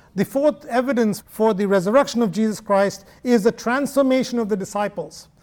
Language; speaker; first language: English; non-native, local second language; Malayalam